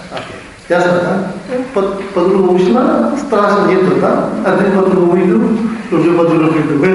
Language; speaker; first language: Russian; non-native, learner; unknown